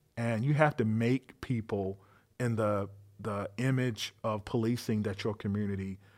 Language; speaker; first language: English; native; English